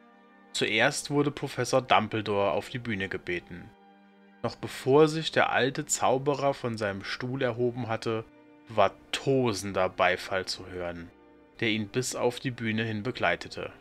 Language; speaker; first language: German; native; German